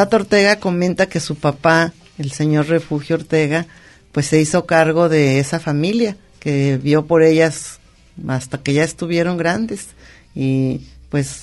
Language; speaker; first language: Spanish; native; Spanish